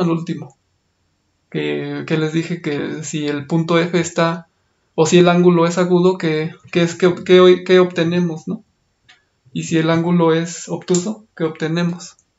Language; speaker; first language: Spanish; native; Spanish